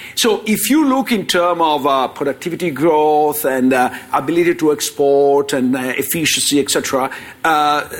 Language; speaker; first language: English; non-native, fluent; Italian